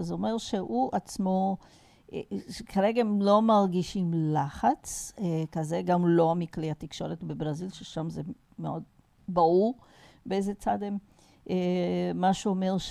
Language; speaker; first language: Hebrew; non-native, fluent; Portuguese